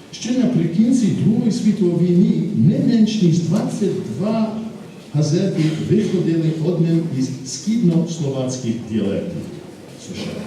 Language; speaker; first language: Ukrainian; non-native, fluent; English